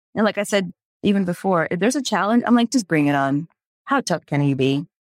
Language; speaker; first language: English; native; English